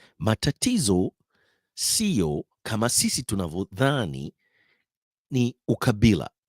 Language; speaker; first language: Swahili; native; Swahili